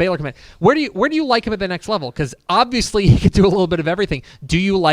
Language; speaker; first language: English; native; English